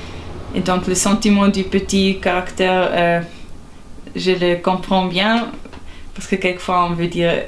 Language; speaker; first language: French; non-native, local second language; German